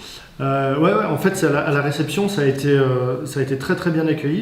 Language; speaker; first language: French; native; French